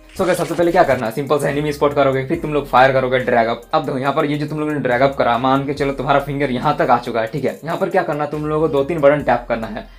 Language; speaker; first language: Hindi; native; Hindi